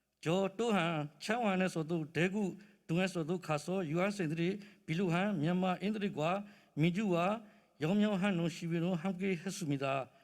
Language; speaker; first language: Korean; non-native, learner; Burmese